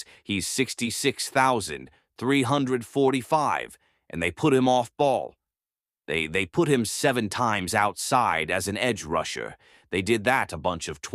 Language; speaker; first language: English; native; English